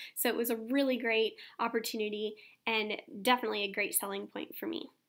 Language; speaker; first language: English; native; English